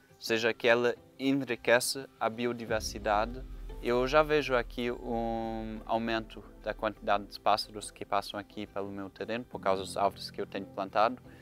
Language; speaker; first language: Portuguese; non-native, fluent; German